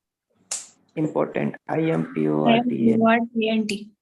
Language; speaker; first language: English; non-native, learner; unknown